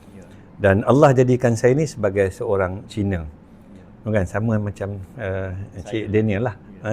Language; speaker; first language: Malay; non-native, local second language; Min Nan Chinese